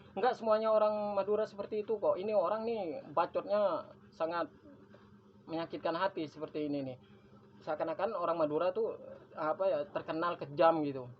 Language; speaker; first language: Indonesian; non-native, local second language; Madurese